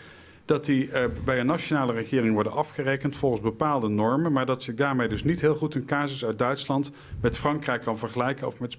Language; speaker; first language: Dutch; native; Dutch